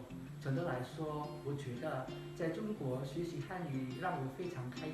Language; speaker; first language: Chinese; non-native, fluent; Indonesian